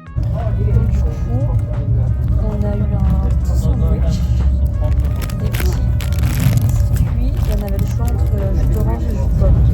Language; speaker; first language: French; native; French